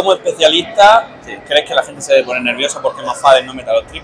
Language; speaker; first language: Spanish; native; Spanish